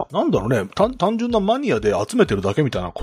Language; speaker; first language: Japanese; native; Japanese